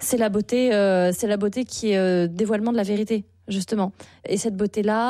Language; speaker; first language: French; native; French